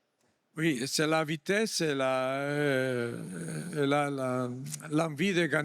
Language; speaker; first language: French; non-native, fluent; Italian